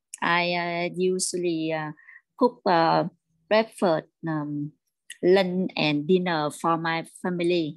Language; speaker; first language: English; non-native, learner; Vietnamese